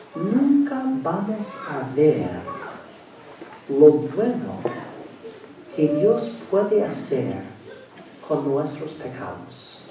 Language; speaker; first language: Spanish; non-native, fluent; English